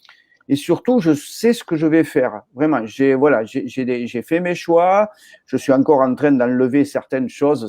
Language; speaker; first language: French; native; French